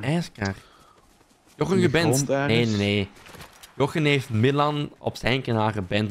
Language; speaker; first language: Dutch; native; Dutch